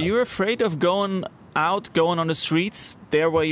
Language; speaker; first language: English; non-native, fluent; German